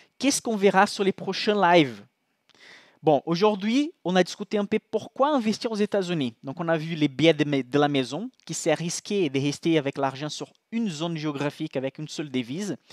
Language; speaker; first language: French; non-native, fluent; Portuguese